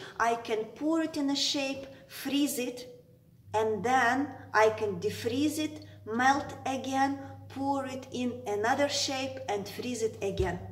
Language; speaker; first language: English; non-native, fluent; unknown